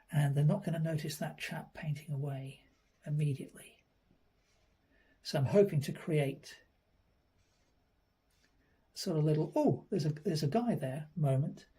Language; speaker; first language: English; native; English